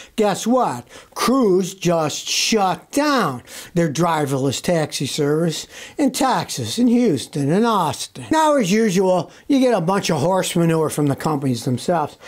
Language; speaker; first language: English; native; English